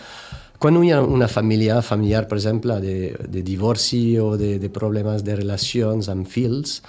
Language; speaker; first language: Catalan; non-native, fluent; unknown